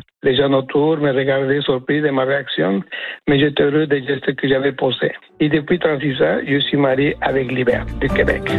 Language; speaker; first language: French; non-native, fluent; Spanish